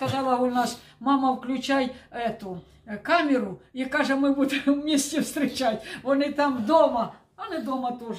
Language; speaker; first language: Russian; non-native, local second language; Ukrainian